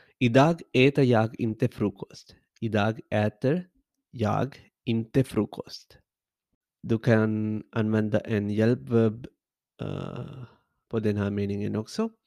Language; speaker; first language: Swedish; non-native, learner; English